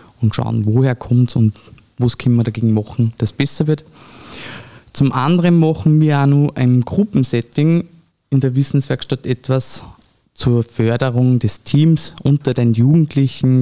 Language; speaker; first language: German; native; German